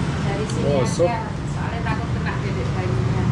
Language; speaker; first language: Indonesian; native; Indonesian